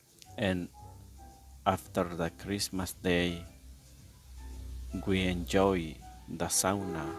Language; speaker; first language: English; non-native, learner; Spanish